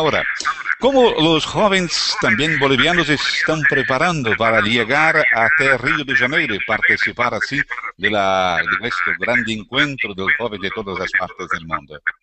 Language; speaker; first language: Spanish; non-native, learner; Portuguese